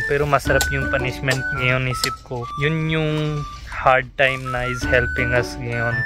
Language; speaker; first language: Filipino; non-native, learner; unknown